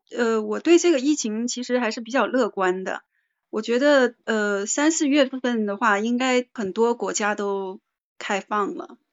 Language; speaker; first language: Chinese; native; Chinese